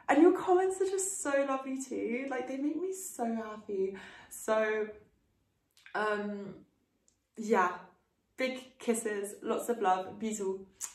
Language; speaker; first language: English; early bilingual, other home language; French